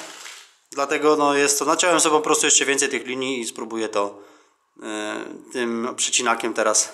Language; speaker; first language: Polish; native; Polish